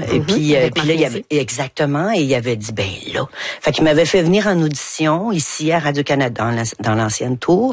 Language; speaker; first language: French; native; French